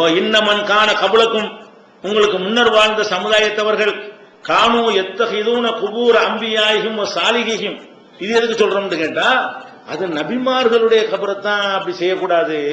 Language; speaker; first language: Tamil; native; Tamil